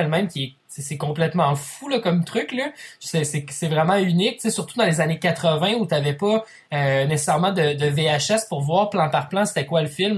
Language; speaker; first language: French; native; French